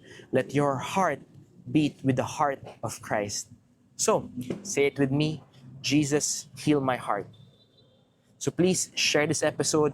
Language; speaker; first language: English; non-native, local second language; Filipino